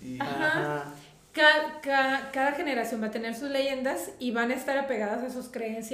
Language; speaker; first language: Spanish; native; Spanish